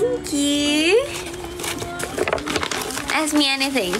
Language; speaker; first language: English; non-native, fluent; Thai